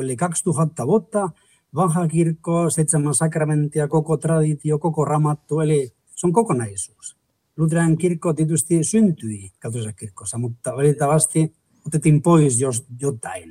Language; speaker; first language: Finnish; non-native, fluent; Spanish